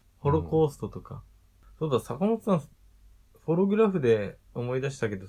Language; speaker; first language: Japanese; native; Japanese